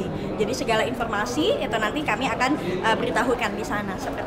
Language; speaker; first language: Indonesian; native; Indonesian